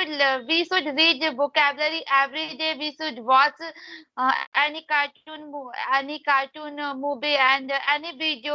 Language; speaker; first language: English; non-native, learner; Hindi